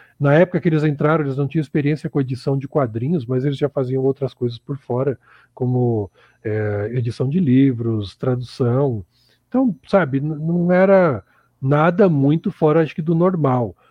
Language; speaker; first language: Portuguese; native; Portuguese